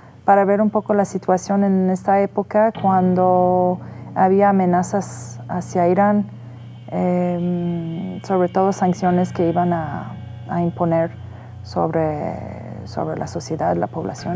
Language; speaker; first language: Spanish; non-native, fluent; Persian